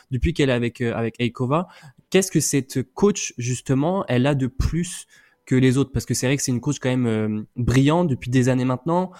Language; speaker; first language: French; native; French